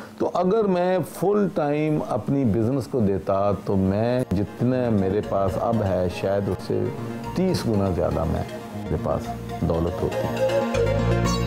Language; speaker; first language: Urdu; non-native, local second language; Punjabi